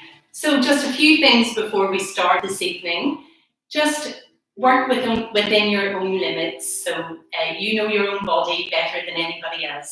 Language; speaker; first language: English; native; English